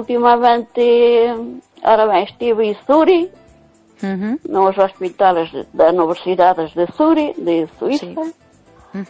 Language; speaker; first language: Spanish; non-native, learner; Portuguese